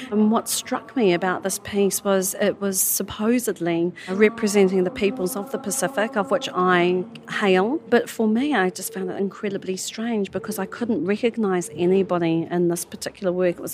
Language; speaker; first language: English; native; English